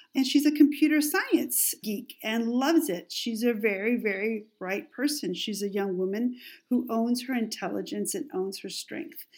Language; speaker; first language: English; non-native, fluent; Spanish